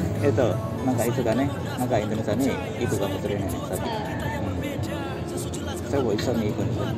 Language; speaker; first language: Japanese; non-native, fluent; Indonesian